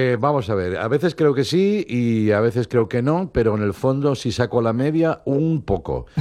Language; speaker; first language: Spanish; non-native, local second language; Catalan